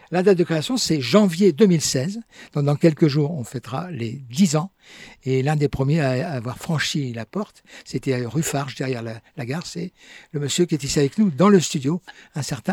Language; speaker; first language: French; native; French